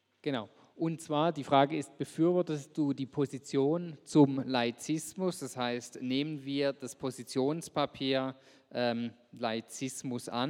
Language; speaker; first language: German; native; German